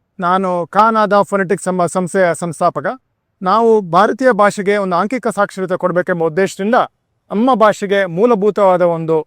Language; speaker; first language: Kannada; non-native, local second language; Tulu